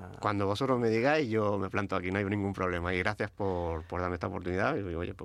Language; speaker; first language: Spanish; native; Spanish